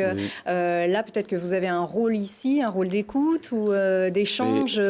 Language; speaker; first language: French; native; French